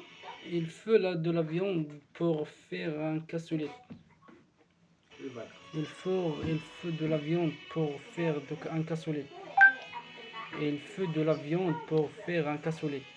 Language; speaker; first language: French; non-native, learner; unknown